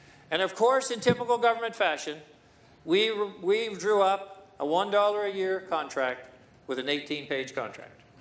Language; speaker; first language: English; native; English